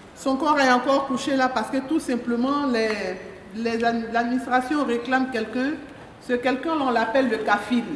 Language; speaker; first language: French; non-native, local second language; Mandingo